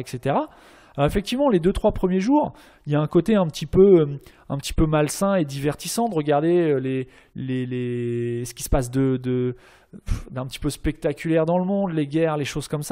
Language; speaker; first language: French; native; French